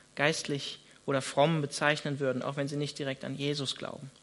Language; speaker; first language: German; native; German